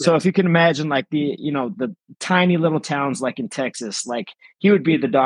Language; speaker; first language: English; native; English